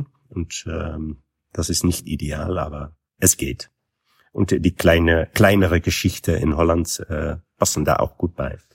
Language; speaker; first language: German; non-native, fluent; Dutch